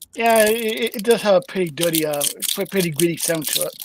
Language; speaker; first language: English; native; English